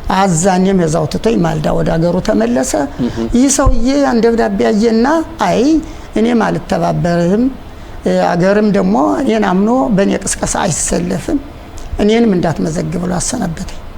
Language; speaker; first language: Amharic; native; Amharic